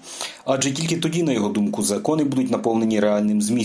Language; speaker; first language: Ukrainian; native; Ukrainian